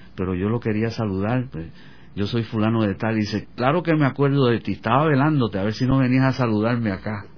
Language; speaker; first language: Spanish; native; Spanish